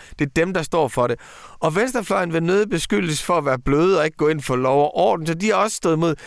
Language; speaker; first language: Danish; native; Danish